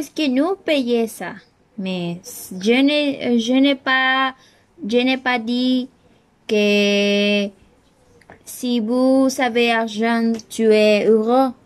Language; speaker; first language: French; non-native, learner; Spanish